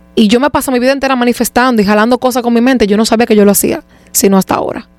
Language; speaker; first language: Spanish; native; Spanish